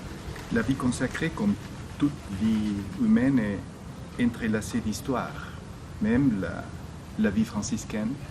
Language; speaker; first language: French; non-native, fluent; Spanish